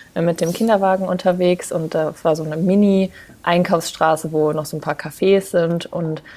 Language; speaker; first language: German; native; German